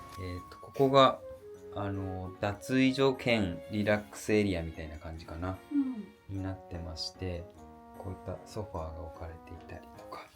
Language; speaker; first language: Japanese; native; Japanese